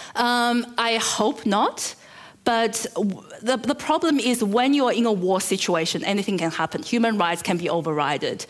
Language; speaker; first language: English; early bilingual, other home language; Chinese